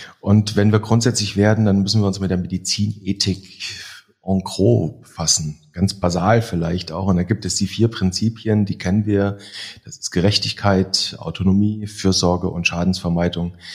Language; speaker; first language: German; native; German